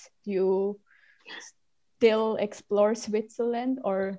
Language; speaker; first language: English; non-native, learner; Swiss German